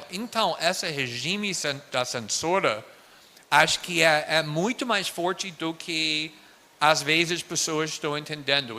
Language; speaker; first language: Portuguese; non-native, fluent; English